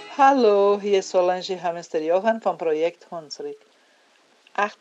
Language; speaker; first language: German; early bilingual, heritage; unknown